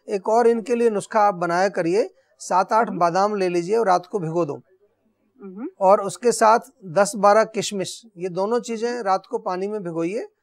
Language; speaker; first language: Hindi; native; Hindi